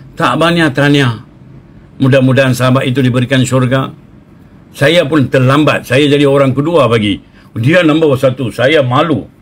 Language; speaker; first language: Malay; non-native, local second language; Tamil